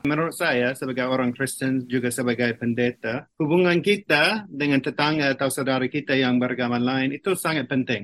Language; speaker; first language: Indonesian; non-native, fluent; English